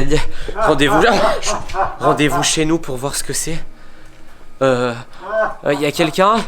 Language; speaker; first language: French; native; French